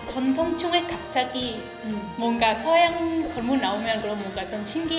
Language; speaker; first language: Korean; non-native, learner; Vietnamese